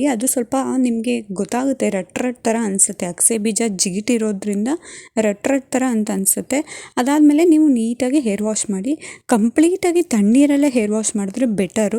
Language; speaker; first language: Kannada; native; Kannada